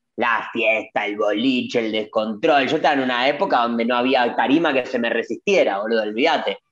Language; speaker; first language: Spanish; native; Spanish